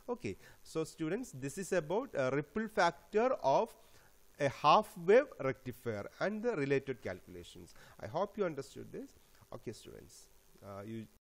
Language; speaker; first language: English; non-native, local second language; Malayalam